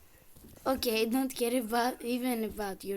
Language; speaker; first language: English; non-native, learner; Greek